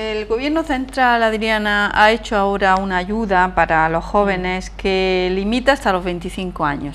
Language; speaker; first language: Spanish; native; Spanish